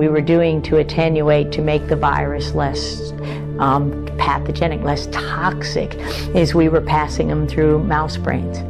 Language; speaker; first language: English; native; English